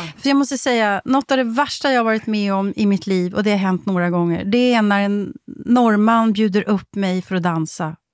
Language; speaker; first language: Swedish; native; Swedish